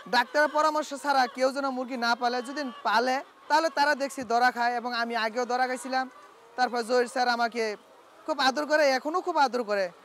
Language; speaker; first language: Bangla; native; Bangla